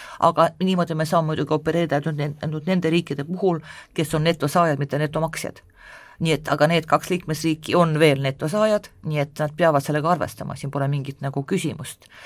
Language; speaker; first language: Estonian; non-native, local second language; Russian